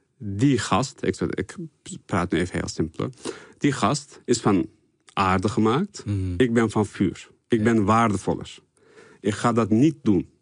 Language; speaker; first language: Dutch; early bilingual, other home language; Turkish